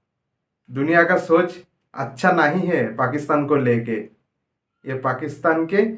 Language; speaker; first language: Hindi; non-native, local second language; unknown